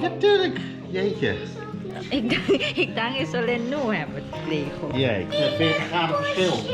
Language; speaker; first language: Dutch; non-native, learner; Thai